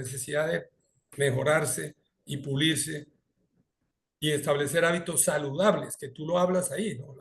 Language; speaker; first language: Spanish; native; Spanish